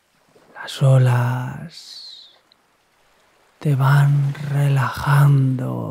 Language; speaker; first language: Spanish; native; Spanish